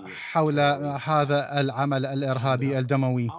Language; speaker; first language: Arabic; non-native, fluent; Russian